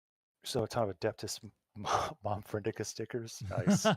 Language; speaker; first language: English; native; English